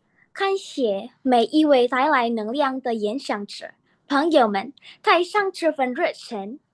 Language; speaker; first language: Chinese; non-native, learner; Indonesian